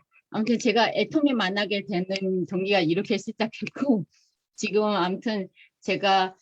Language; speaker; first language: Korean; non-native, fluent; Chinese